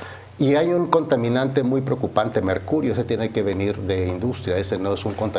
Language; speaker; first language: Spanish; native; Spanish